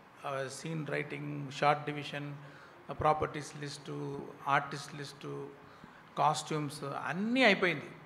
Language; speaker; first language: Telugu; non-native, local second language; Tamil